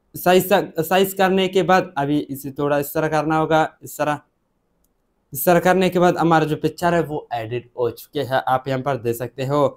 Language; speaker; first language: Hindi; native; Hindi